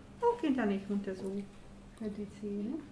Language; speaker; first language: German; non-native, learner; Hungarian